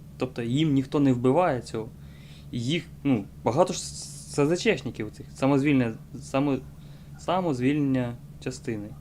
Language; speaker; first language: Ukrainian; non-native, local second language; Russian